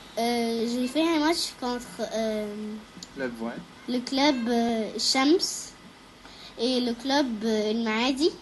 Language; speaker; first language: French; non-native, fluent; Arabic